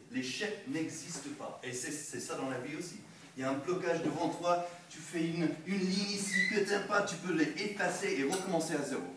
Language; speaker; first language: French; non-native, fluent; English